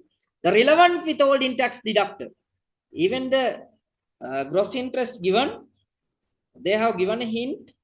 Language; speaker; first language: English; non-native, local second language; Sinhala